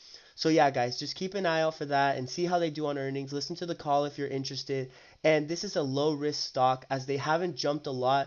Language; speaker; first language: English; native; English